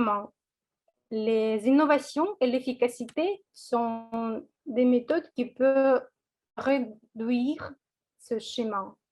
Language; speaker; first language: French; non-native, learner; Russian